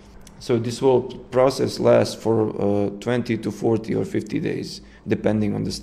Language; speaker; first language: English; non-native, fluent; Serbian